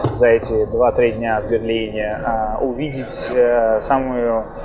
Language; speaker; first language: Russian; non-native, fluent; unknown